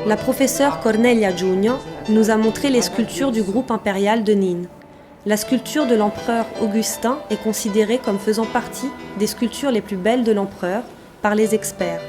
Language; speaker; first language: French; native; French